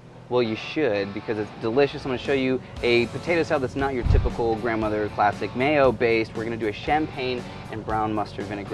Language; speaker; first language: English; native; English